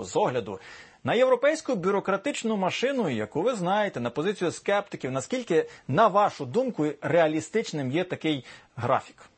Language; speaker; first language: Ukrainian; native; Ukrainian